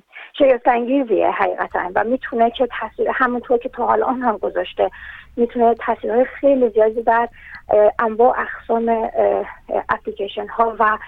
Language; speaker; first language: Persian; native; Persian